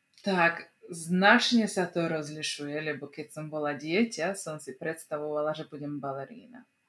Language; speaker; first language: Slovak; early bilingual, heritage; Slovak